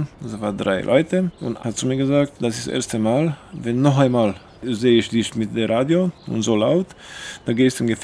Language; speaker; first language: German; non-native, fluent; Romanian